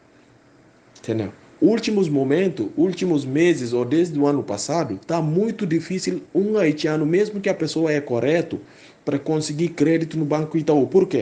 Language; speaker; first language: Portuguese; non-native, fluent; Haitian Creole